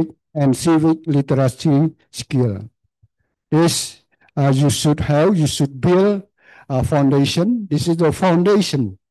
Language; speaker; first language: English; non-native, learner; Khmer